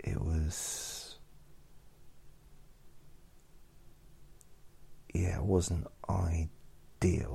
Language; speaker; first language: English; native; English